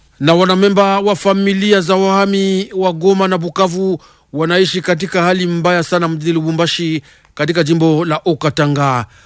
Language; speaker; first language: Swahili; native; Swahili